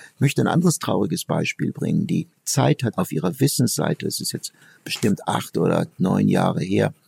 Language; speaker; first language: German; early bilingual, other home language; Turkish